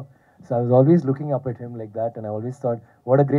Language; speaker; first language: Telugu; non-native, learner; Tamil